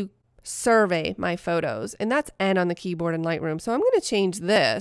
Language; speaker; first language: English; native; English